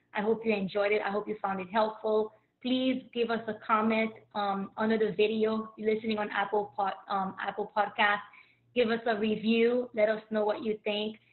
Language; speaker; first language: English; early bilingual, other home language; Haitian Creole